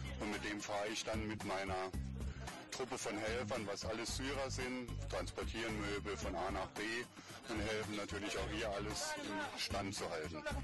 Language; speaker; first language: German; native; German